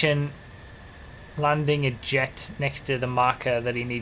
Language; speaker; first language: English; native; English